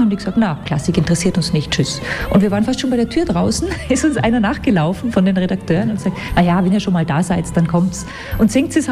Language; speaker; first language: German; native; German